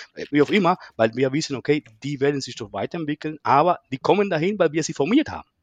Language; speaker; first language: German; non-native, fluent; Spanish